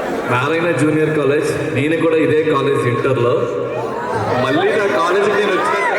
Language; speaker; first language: Telugu; native; Telugu